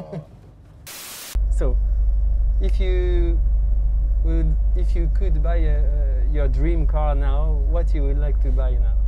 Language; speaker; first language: English; non-native, learner; French